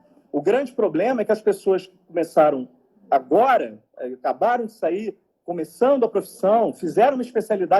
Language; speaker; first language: Portuguese; native; Portuguese